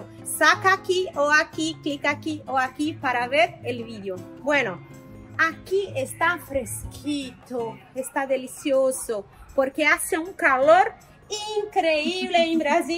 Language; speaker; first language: Spanish; non-native, learner; Portuguese